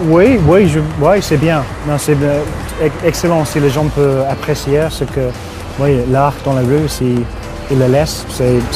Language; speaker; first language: French; non-native, fluent; English